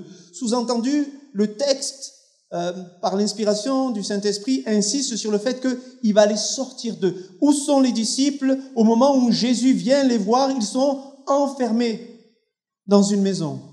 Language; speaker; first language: French; native; French